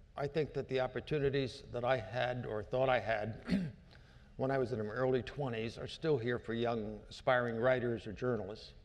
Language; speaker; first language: English; native; English